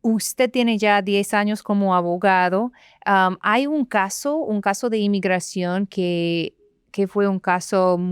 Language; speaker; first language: Spanish; non-native, fluent; English